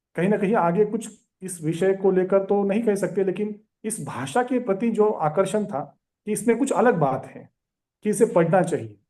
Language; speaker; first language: Hindi; non-native, local second language; Marathi